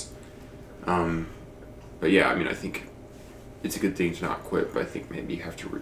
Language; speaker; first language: English; native; English